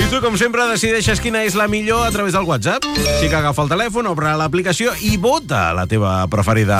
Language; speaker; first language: Catalan; native; Catalan